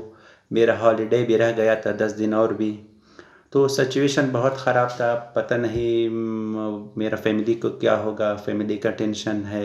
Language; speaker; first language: Hindi; non-native, learner; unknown